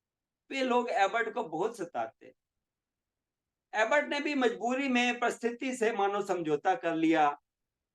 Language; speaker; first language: Hindi; native; Hindi